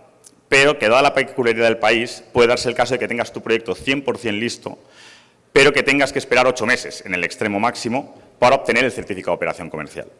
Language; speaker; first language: Spanish; native; Spanish